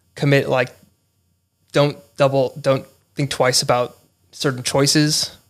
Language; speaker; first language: English; native; English